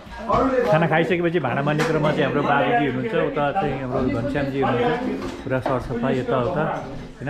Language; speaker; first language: Nepali; native; Nepali